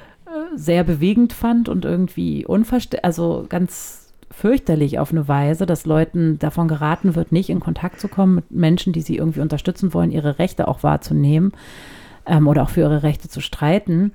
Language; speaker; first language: German; native; German